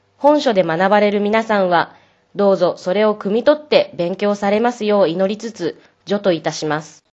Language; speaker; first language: Japanese; native; Japanese